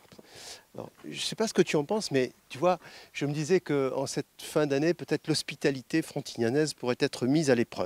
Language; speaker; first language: French; native; French